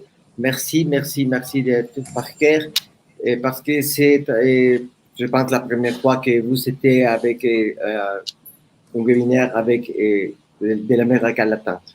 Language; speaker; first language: French; non-native, learner; Spanish